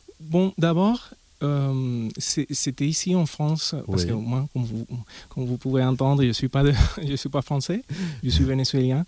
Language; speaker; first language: French; non-native, fluent; Spanish